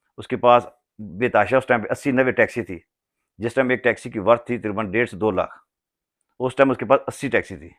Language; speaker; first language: Urdu; non-native, local second language; Punjabi